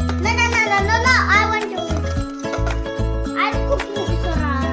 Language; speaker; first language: English; non-native, learner; Indonesian